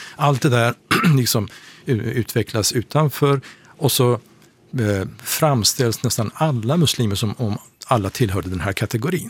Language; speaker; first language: Swedish; non-native, fluent; Persian